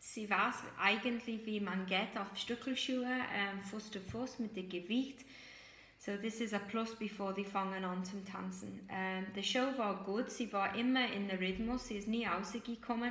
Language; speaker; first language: German; non-native, fluent; English